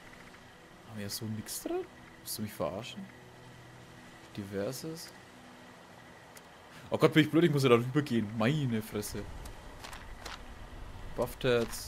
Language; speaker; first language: German; native; German